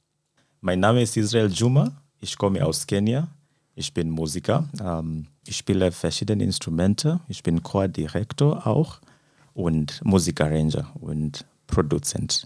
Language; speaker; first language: German; non-native, fluent; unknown